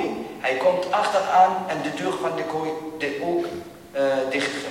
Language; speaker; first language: Dutch; non-native, learner; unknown